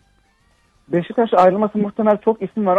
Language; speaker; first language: Turkish; native; Turkish